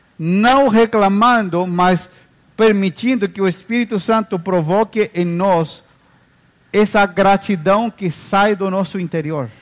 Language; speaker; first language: Portuguese; non-native, fluent; Spanish